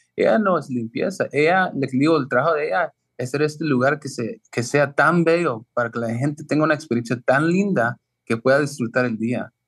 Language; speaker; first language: Spanish; early bilingual, heritage; Spanish